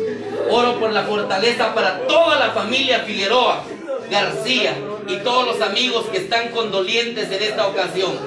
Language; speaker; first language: Spanish; native; Spanish